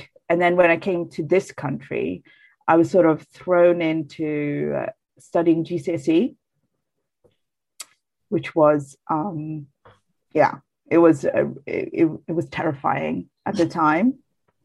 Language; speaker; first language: English; non-native, fluent; Bangla